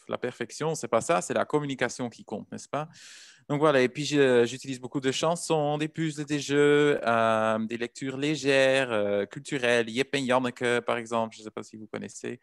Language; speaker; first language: French; non-native, fluent; Dutch